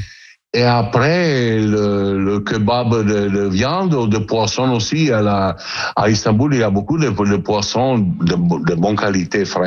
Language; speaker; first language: French; non-native, learner; Italian